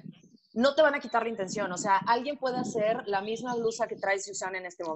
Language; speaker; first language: Spanish; native; Spanish